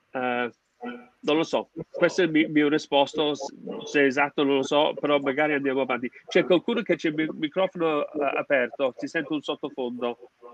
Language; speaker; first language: Italian; non-native, fluent; English